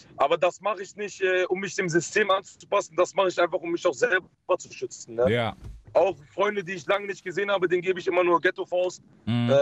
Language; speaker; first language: German; early bilingual, other home language; Dutch